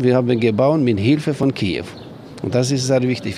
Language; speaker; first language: German; non-native, learner; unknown